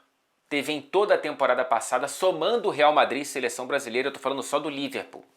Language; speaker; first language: Portuguese; native; Portuguese